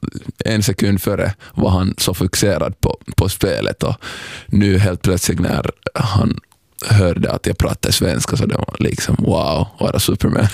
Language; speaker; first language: Swedish; non-native, fluent; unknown